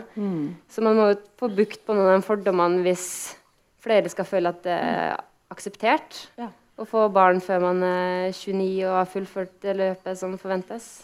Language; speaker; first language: Norwegian; native; Norwegian